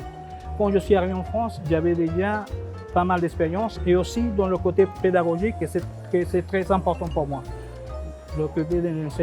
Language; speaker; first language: French; non-native, fluent; Spanish